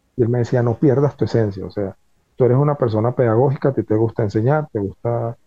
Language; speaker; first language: Spanish; native; Spanish